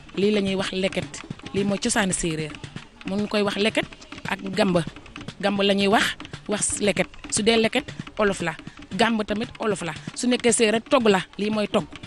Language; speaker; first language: Wolof; non-native, local second language; Serer